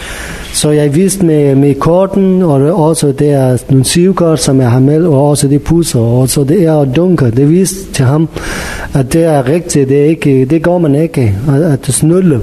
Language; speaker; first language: Danish; non-native, learner; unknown